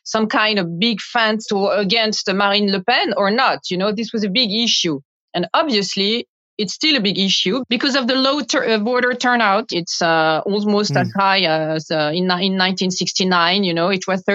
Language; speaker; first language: English; non-native, fluent; French